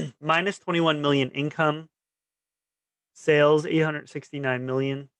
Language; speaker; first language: English; native; English